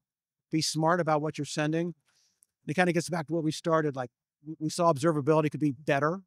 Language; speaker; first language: English; native; English